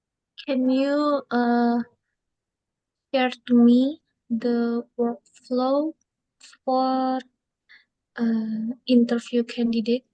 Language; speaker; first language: English; non-native, learner; Indonesian